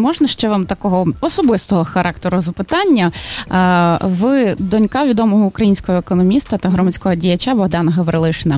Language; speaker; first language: Ukrainian; native; Ukrainian